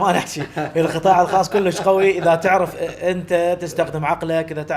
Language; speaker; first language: Arabic; native; Arabic